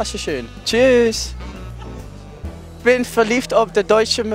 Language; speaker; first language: German; non-native, learner; Dutch